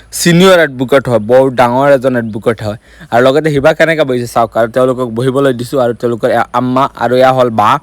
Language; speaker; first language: Assamese; non-native, local second language; Bangla